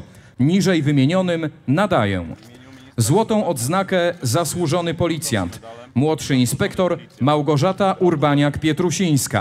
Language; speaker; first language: Polish; native; Polish